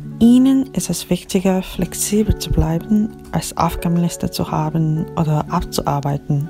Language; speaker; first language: German; non-native, fluent; Korean